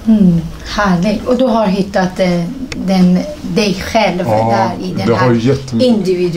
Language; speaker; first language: Swedish; non-native, fluent; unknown